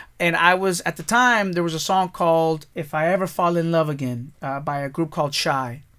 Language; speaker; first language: English; early bilingual, other home language; Spanish